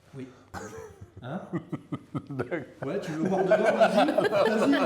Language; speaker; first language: French; native; French